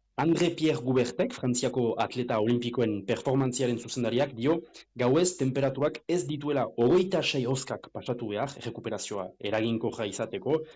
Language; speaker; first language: Basque; native; Basque